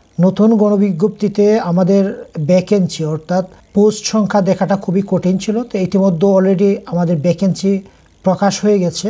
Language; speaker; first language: Bangla; native; Bangla